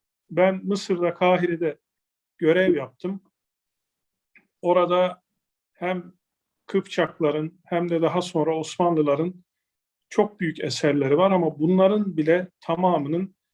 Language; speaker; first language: Turkish; native; Turkish